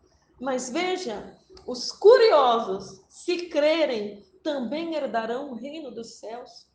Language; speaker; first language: Portuguese; native; Portuguese